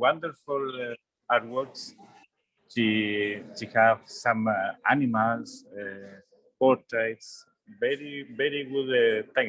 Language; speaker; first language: English; non-native, learner; Spanish